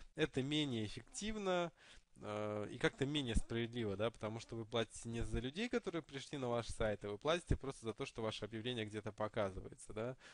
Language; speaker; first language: Russian; native; Russian